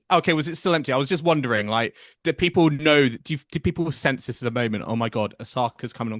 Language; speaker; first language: English; native; English